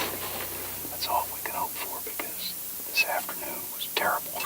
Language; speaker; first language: English; native; English